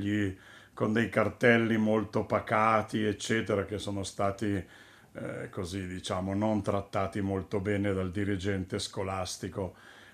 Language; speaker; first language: Italian; native; Italian